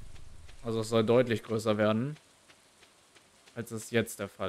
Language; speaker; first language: German; native; German